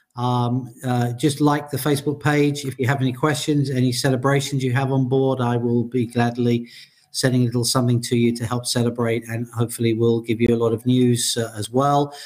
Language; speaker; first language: English; native; English